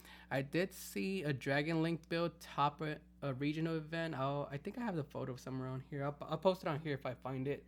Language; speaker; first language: English; native; English